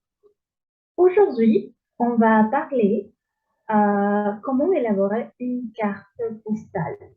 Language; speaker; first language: French; non-native, learner; Spanish